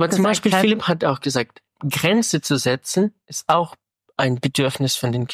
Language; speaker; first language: German; non-native, fluent; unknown